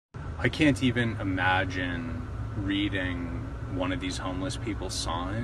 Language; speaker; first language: English; native; English